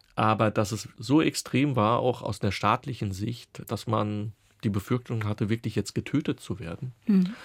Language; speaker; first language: German; native; German